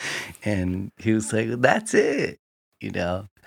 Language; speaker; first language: English; native; English